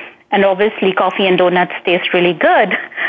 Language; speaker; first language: English; non-native, local second language; Hindi